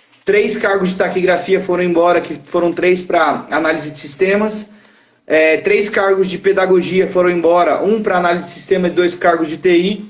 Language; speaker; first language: Portuguese; native; Portuguese